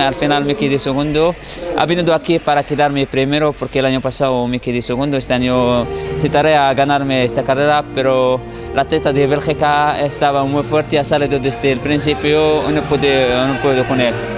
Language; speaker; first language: Spanish; non-native, fluent; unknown